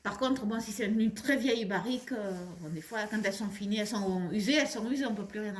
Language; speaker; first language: French; native; French